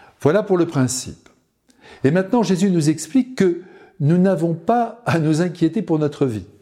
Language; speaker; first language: French; native; French